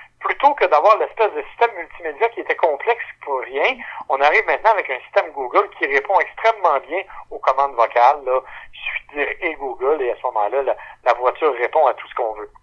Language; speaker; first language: French; native; French